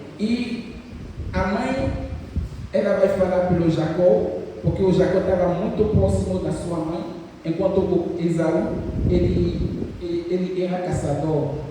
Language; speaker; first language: Portuguese; non-native, fluent; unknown